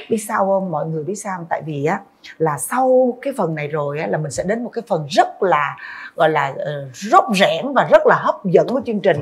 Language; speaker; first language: Vietnamese; native; Vietnamese